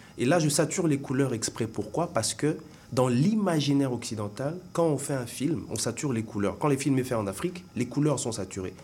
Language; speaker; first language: French; non-native, local second language; Lingala